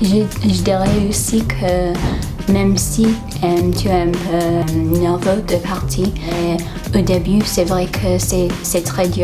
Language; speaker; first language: French; non-native, fluent; English